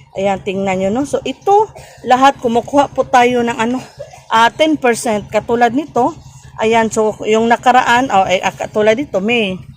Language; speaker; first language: Filipino; non-native, local second language; Cebuano